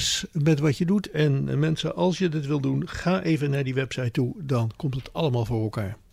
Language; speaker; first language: Dutch; native; Dutch